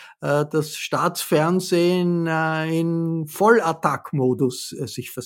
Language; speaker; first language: German; native; German